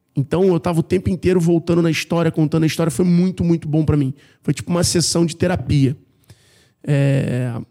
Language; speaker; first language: Portuguese; native; Portuguese